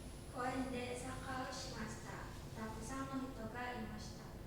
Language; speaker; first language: Japanese; non-native, learner; Indonesian